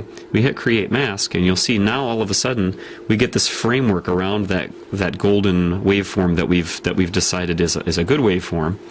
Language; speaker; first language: English; native; English